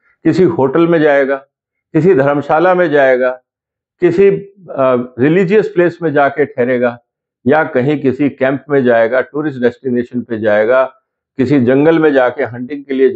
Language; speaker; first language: Hindi; native; Hindi